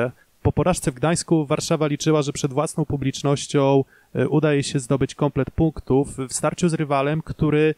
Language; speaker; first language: Polish; native; Polish